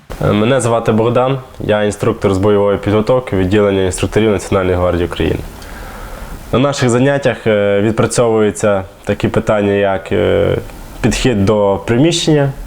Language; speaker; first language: Ukrainian; native; Ukrainian